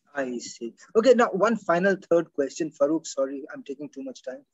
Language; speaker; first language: English; non-native, local second language; Hindi